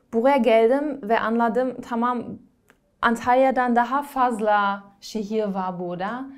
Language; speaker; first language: Turkish; non-native, learner; German